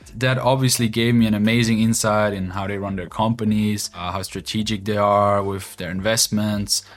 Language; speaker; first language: English; non-native, fluent; German